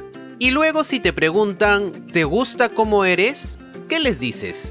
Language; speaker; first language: Spanish; native; Spanish